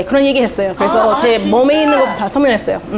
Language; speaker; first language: Korean; non-native, fluent; English